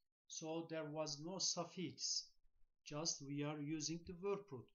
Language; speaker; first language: English; non-native, fluent; Turkish